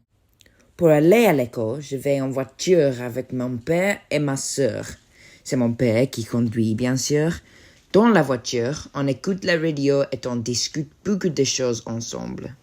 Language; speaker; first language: French; non-native, learner; English